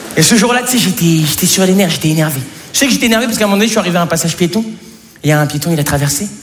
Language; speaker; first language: French; native; French